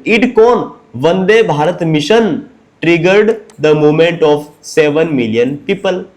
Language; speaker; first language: Hindi; native; Hindi